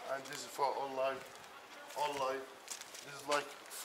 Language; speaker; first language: English; non-native, learner; Arabic